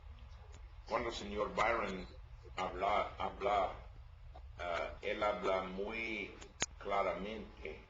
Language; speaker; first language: Spanish; non-native, learner; English